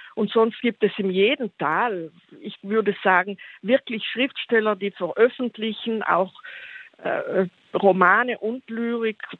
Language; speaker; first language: German; non-native, local second language; Ladin